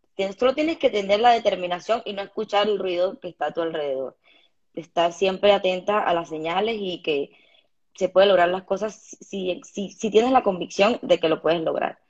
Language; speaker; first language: Spanish; native; Spanish